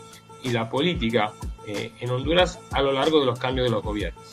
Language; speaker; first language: Spanish; native; Spanish